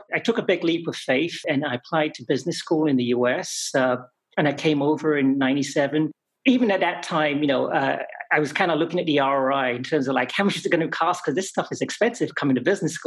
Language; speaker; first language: English; native; English